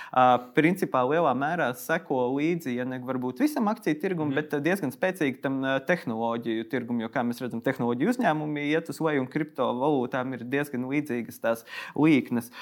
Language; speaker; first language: Latvian; native; Latvian